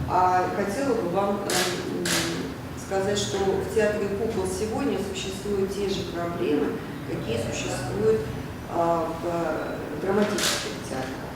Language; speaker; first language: Russian; native; Russian